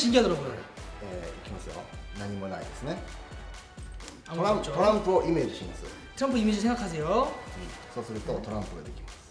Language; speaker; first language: Japanese; non-native, learner; Korean